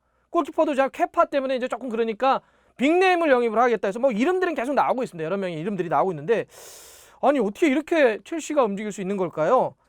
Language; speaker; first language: Korean; native; Korean